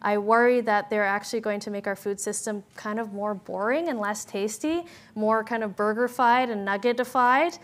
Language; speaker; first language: English; native; English